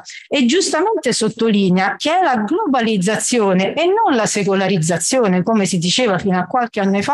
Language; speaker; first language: Italian; native; Italian